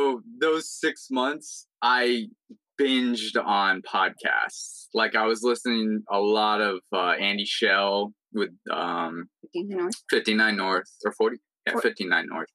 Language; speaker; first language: English; native; English